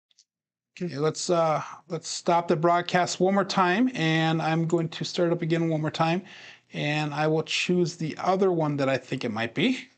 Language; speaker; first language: English; native; English